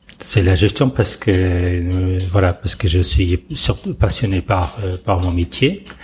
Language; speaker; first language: French; non-native, fluent; Portuguese